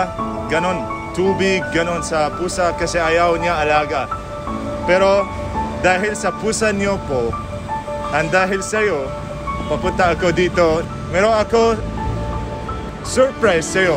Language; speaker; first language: Filipino; non-native, learner; Arabic